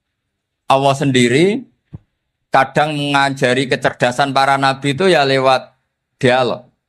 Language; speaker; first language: Indonesian; non-native, local second language; Javanese